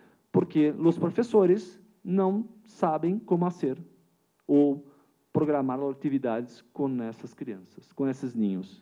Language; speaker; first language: Spanish; non-native, learner; Portuguese